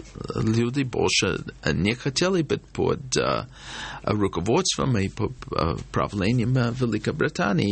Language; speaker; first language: Russian; non-native, fluent; English